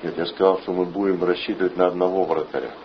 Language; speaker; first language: Russian; native; Russian